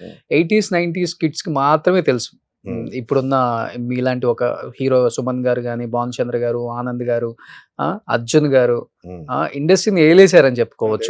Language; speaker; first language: Telugu; native; Telugu